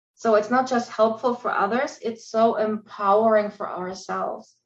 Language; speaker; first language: English; non-native, fluent; German